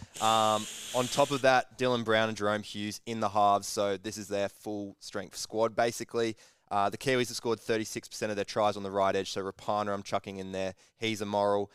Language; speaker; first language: English; native; English